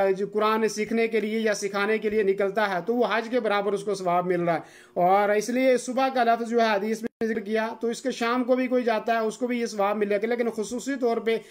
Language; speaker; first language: Urdu; non-native, local second language; Gujari